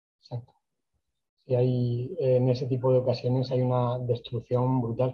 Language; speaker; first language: Spanish; native; Spanish